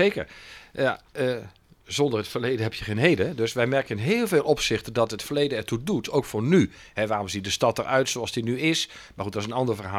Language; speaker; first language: Dutch; native; Dutch